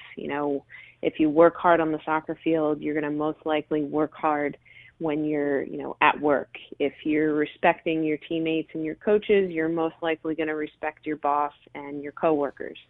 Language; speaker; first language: English; native; English